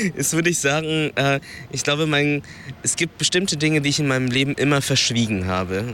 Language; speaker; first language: German; early bilingual, other home language; Vietnamese